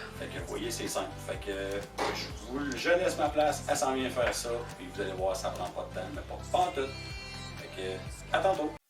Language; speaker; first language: French; native; French